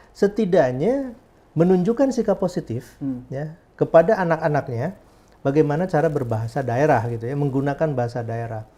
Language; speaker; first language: Indonesian; non-native, local second language; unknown